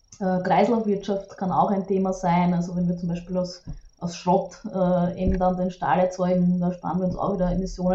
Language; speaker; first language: German; native; German